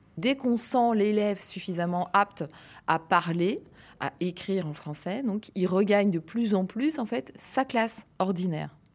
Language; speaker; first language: French; native; French